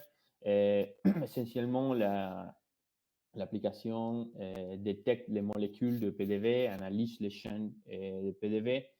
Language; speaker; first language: French; non-native, fluent; Spanish